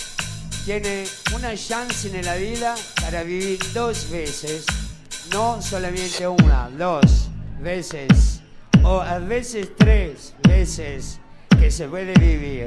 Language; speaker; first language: Spanish; non-native, learner; Italian